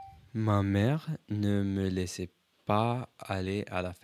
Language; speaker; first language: French; non-native, learner; English